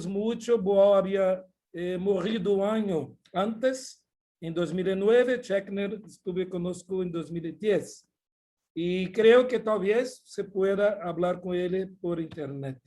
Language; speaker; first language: Portuguese; non-native, fluent; Spanish